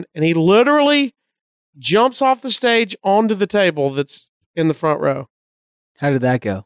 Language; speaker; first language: English; native; English